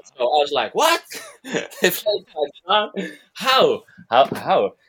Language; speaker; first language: English; non-native, fluent; Dutch